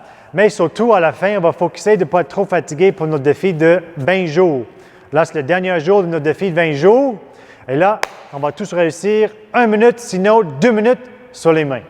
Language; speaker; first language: French; non-native, fluent; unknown